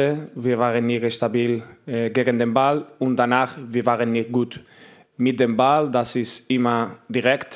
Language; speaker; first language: German; non-native, learner; Spanish